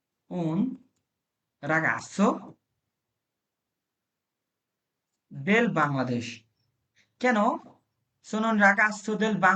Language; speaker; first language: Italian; non-native, fluent; Bangla